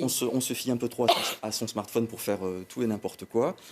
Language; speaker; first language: French; native; French